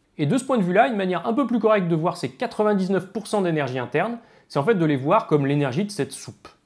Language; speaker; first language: French; native; French